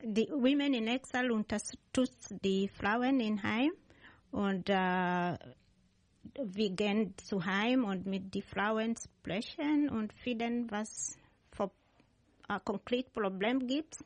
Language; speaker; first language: German; non-native, learner; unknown